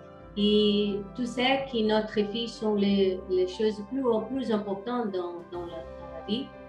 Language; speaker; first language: French; non-native, learner; Portuguese